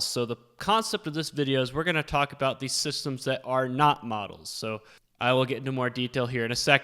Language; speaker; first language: English; native; English